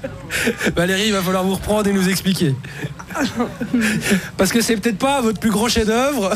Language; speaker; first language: French; native; French